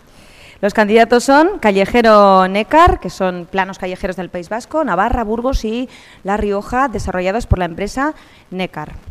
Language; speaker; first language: Spanish; native; Spanish